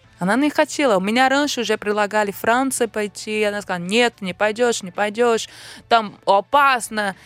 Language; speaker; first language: Russian; non-native, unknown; Portuguese